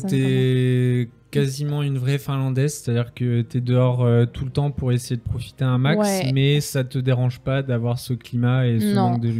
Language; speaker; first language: French; native; French